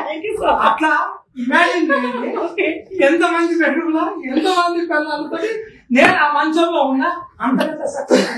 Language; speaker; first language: Telugu; native; Telugu